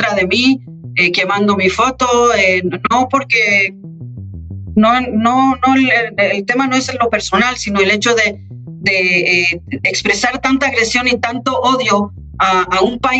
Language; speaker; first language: Spanish; non-native, fluent; Hebrew